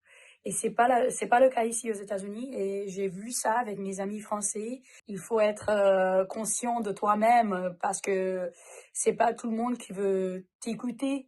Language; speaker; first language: French; non-native, fluent; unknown